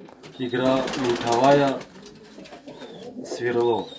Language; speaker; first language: Russian; non-native, local second language; Tajik